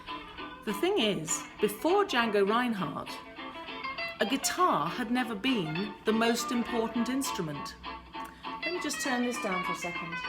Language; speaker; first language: English; native; English